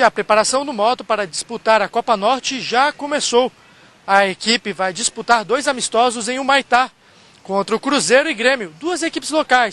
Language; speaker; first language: Portuguese; native; Portuguese